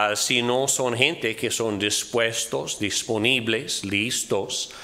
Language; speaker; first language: Spanish; non-native, fluent; English